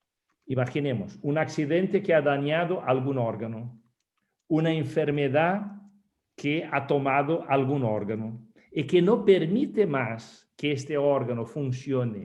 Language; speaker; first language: Spanish; non-native, fluent; Portuguese